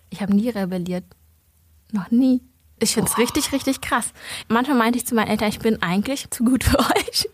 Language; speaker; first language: German; early bilingual, other home language; Vietnamese